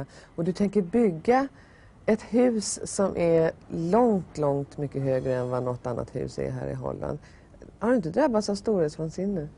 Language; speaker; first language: Swedish; native; Swedish